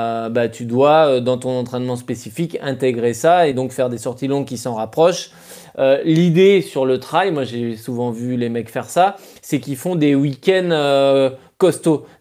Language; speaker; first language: French; native; French